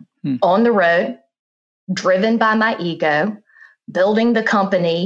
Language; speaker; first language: English; native; English